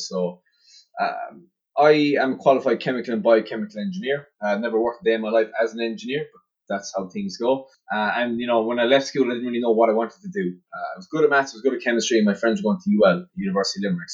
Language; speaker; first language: English; native; English